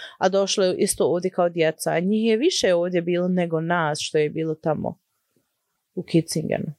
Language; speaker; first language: Croatian; early bilingual, heritage; Bosnian